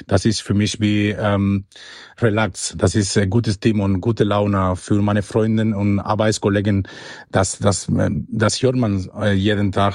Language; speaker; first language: German; non-native, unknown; Spanish